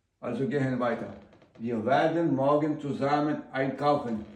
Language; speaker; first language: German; non-native, learner; Ukrainian